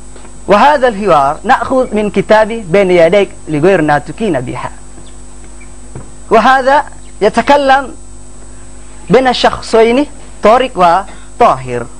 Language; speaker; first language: Arabic; non-native, fluent; Indonesian